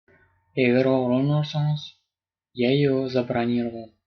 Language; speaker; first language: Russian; non-native, fluent; Turkmen